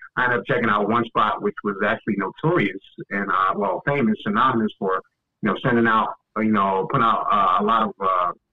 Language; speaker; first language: English; native; English